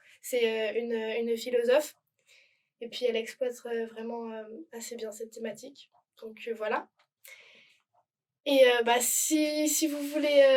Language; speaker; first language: French; native; French